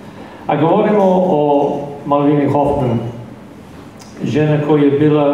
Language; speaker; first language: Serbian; non-native, fluent; English